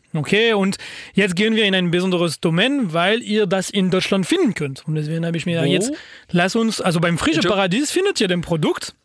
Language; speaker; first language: German; non-native, fluent; French